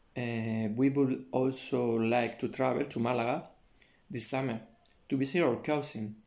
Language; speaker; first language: English; non-native, learner; Spanish